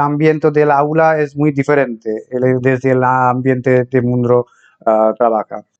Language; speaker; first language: Spanish; non-native, fluent; Bangla